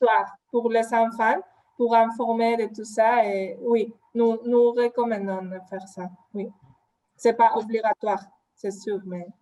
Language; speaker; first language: French; non-native, fluent; Spanish